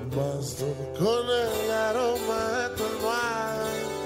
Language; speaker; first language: Spanish; native; Spanish